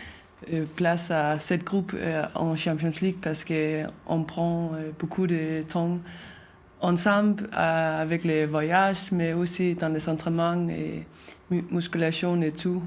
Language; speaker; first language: French; non-native, learner; Danish